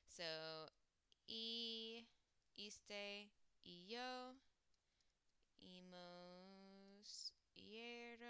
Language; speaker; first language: Spanish; non-native, fluent; English